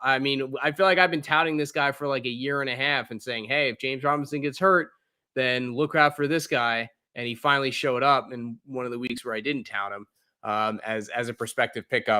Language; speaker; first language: English; native; English